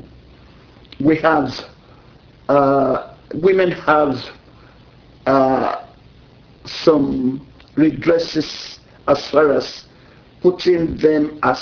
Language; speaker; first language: English; non-native, local second language; Yoruba